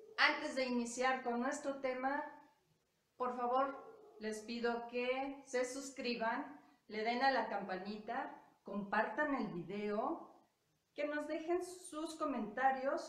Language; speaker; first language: Spanish; native; Spanish